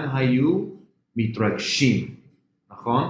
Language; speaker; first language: Hebrew; non-native, fluent; English